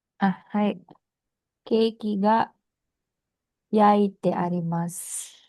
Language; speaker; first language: Japanese; non-native, learner; Filipino